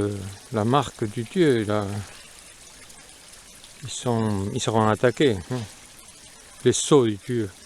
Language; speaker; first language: French; non-native, fluent; Spanish